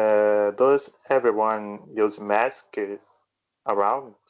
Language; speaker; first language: English; non-native, learner; Portuguese